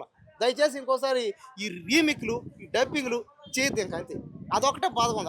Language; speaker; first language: Telugu; native; Telugu